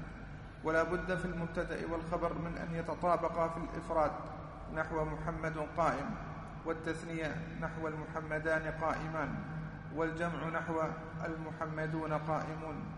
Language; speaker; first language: Arabic; native; Arabic